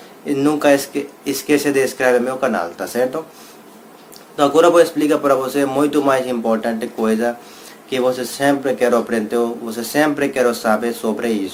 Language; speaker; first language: Portuguese; non-native, learner; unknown